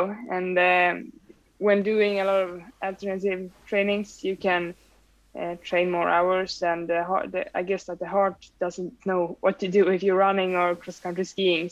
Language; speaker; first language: English; non-native, fluent; Swedish